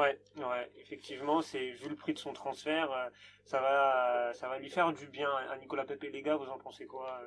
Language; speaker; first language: French; native; French